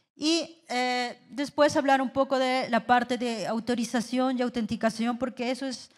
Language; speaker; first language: Spanish; native; Spanish